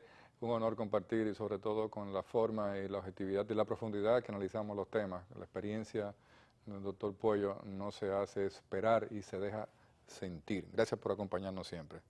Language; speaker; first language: Spanish; native; Spanish